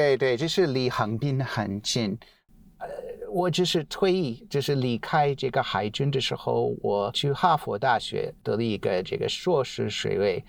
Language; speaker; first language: Chinese; non-native, fluent; English